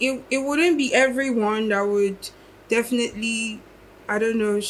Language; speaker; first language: English; non-native, local second language; Igbo